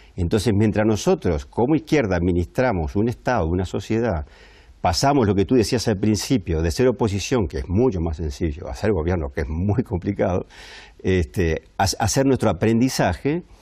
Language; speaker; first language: Spanish; native; Spanish